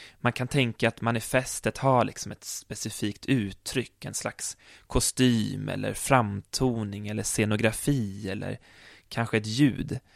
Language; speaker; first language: Swedish; native; Swedish